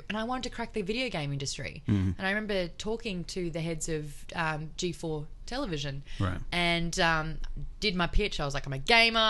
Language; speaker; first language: English; native; English